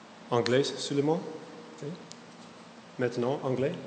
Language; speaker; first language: French; non-native, learner; English